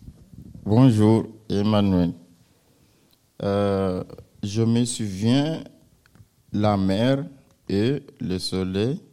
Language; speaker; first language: French; native; French